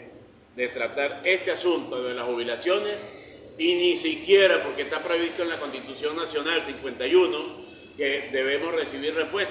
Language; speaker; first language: Spanish; native; Spanish